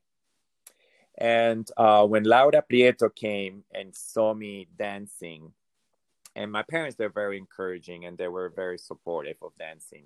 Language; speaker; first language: English; non-native, fluent; Hungarian